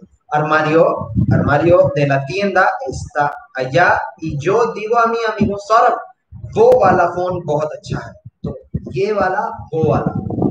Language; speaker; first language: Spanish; non-native, fluent; Hindi